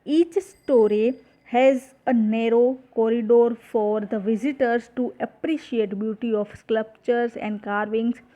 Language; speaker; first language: English; non-native, local second language; Gujarati